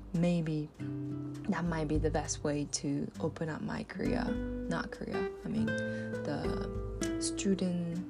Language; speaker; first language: English; non-native, fluent; Japanese